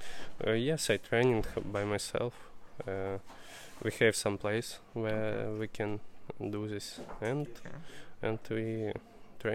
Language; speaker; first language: English; non-native, learner; Russian